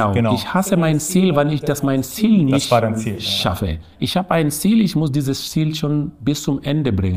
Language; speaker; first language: German; non-native, learner; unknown